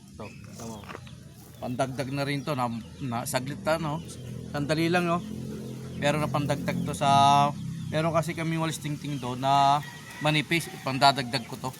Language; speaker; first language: Filipino; non-native, local second language; Bikol